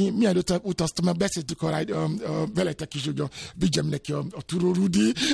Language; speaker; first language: Hungarian; non-native, learner; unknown